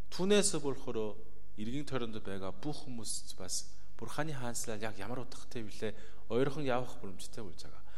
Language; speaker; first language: Mongolian; non-native, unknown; Korean